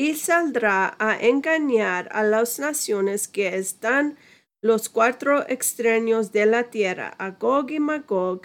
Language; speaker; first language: Spanish; non-native, fluent; English